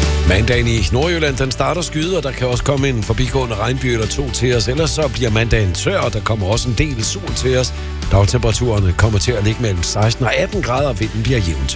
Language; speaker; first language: Danish; native; Danish